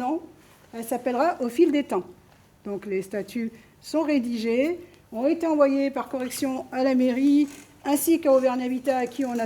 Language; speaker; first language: French; native; French